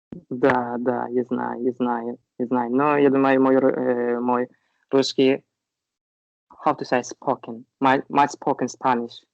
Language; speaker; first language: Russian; non-native, learner; Turkish